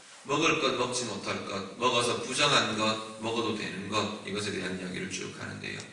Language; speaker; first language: Korean; native; Korean